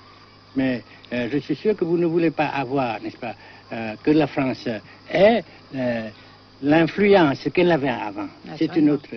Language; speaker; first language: French; non-native, fluent; Vietnamese